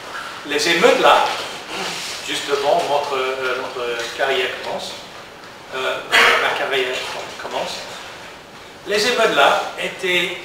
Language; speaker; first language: French; non-native, learner; English